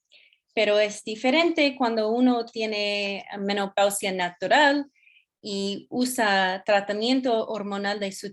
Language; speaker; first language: Spanish; non-native, fluent; English